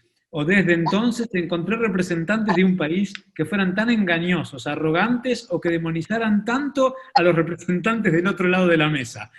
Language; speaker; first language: Spanish; native; Spanish